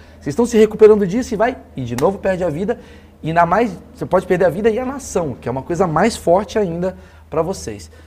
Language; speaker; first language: Portuguese; native; Portuguese